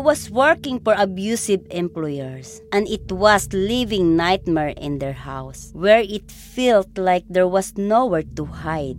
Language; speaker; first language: English; non-native, local second language; Cebuano